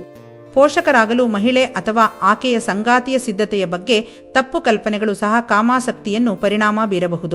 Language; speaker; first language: Kannada; native; Kannada